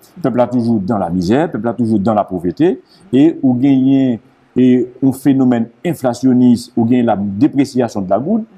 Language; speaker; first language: French; non-native, local second language; Haitian Creole